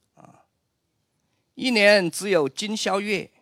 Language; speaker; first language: Chinese; native; Chinese